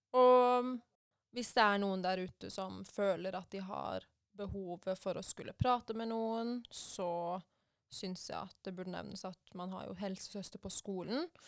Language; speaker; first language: Norwegian; early bilingual, other home language; Persian